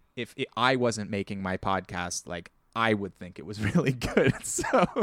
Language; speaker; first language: English; native; English